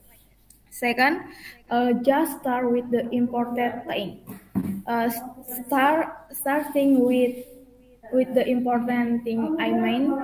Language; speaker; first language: English; non-native, learner; Indonesian